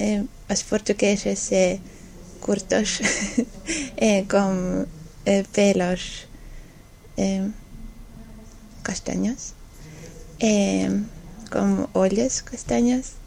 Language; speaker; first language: Portuguese; non-native, learner; Estonian